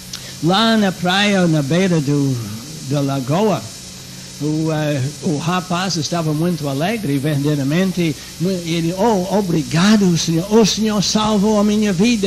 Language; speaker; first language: Portuguese; non-native, fluent; English